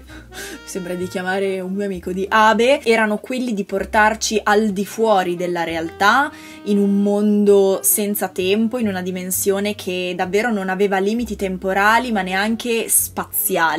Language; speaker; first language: Italian; native; Italian